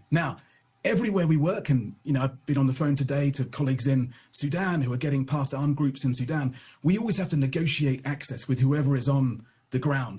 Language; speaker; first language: English; native; English